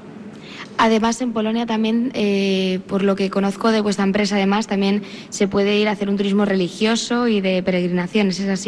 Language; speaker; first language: Spanish; native; Spanish